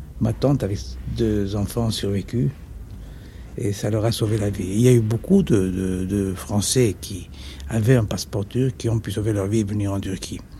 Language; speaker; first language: French; non-native, fluent; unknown